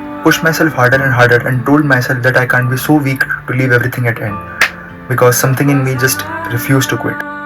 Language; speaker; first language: English; non-native, local second language; Hindi